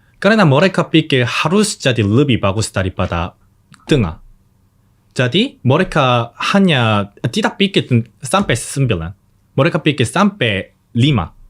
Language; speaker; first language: Indonesian; non-native, learner; Korean